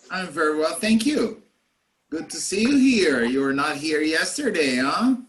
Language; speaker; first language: English; non-native, fluent; Portuguese